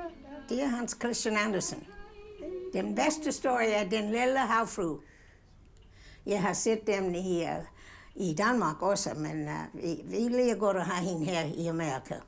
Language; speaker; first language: Danish; early bilingual, heritage; English